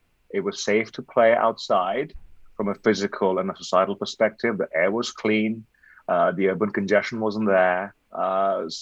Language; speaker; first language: English; non-native, local second language; Hindi